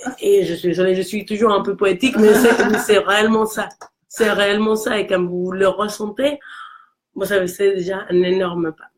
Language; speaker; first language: French; non-native, fluent; Spanish